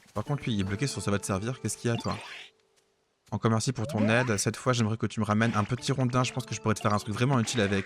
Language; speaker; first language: French; native; French